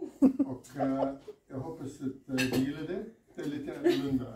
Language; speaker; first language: Swedish; non-native, learner; English